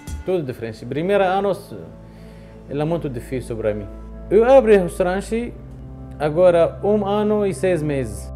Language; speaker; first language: Portuguese; non-native, learner; Arabic